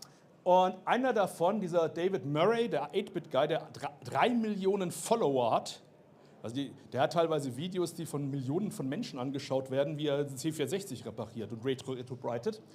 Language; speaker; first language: German; native; German